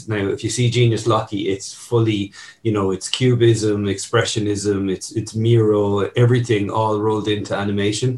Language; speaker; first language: English; native; English